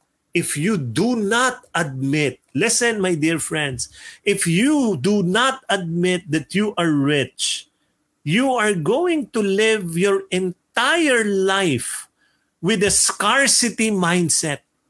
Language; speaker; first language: English; non-native, local second language; Filipino